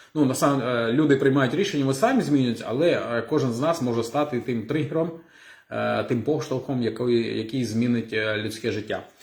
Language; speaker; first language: Ukrainian; non-native, local second language; Russian